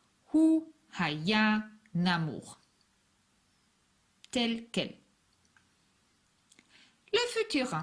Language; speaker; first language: French; non-native, fluent; Hebrew